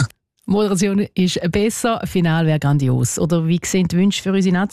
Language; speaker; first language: German; native; German